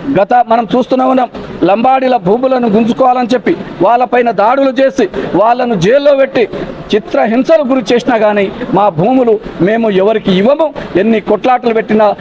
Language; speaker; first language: Telugu; non-native, local second language; Lambadi